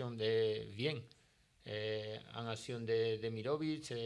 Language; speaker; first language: French; non-native, learner; Spanish